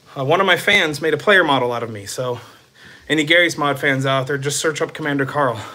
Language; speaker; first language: English; native; English